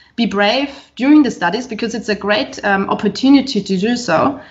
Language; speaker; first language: English; non-native, fluent; German